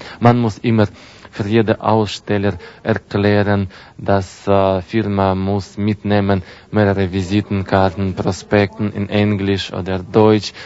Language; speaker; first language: German; non-native, fluent; Russian